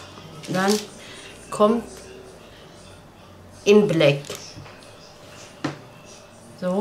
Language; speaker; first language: German; non-native, learner; Turkish